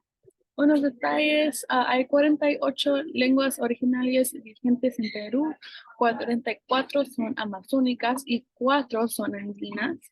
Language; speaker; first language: Spanish; non-native, fluent; English